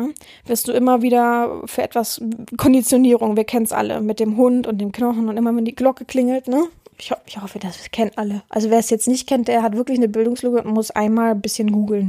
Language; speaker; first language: German; native; German